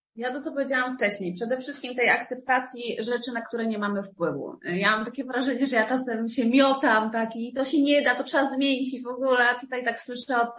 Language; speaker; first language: Polish; native; Polish